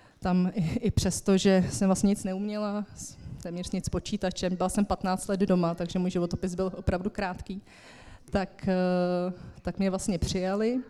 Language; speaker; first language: Czech; native; Czech